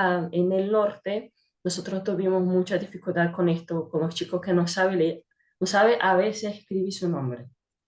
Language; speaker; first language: Spanish; non-native, fluent; Portuguese